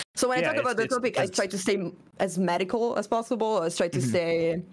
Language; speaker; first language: English; non-native, fluent; Italian